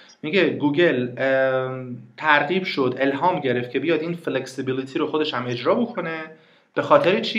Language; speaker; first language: Persian; native; Persian